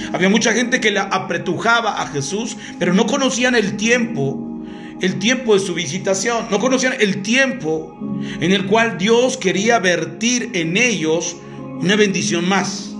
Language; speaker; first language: Spanish; native; Spanish